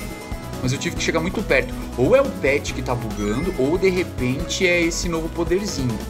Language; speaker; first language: Portuguese; native; Portuguese